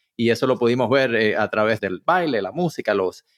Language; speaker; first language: Spanish; early bilingual, heritage; Spanish